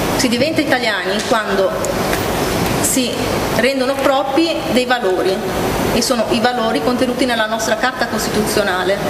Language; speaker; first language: Italian; early bilingual, other home language; Arabic